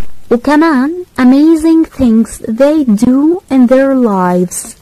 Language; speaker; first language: English; non-native, fluent; Arabic